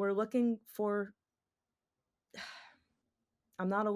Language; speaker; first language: English; native; English